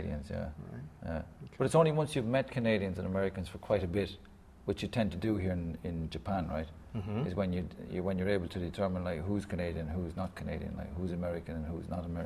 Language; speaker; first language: English; native; English